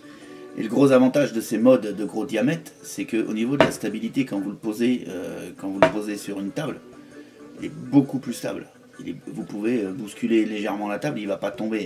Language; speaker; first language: French; native; French